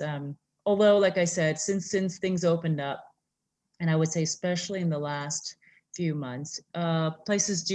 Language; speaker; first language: English; native; English